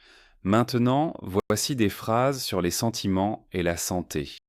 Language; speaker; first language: French; native; French